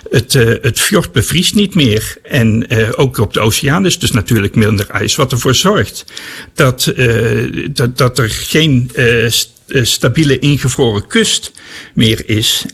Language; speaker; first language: Dutch; native; Dutch